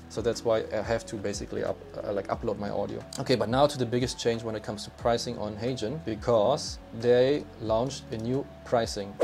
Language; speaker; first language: English; non-native, fluent; German